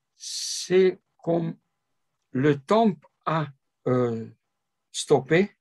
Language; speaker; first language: French; non-native, fluent; Romanian